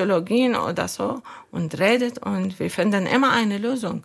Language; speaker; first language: German; non-native, fluent; Arabic